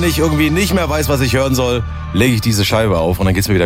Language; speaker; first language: German; native; German